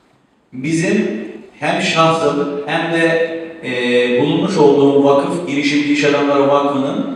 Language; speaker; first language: Turkish; native; Turkish